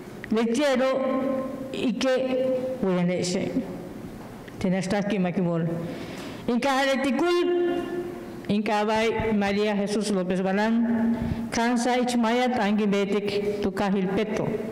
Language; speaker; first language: Spanish; non-native, local second language; Yucateco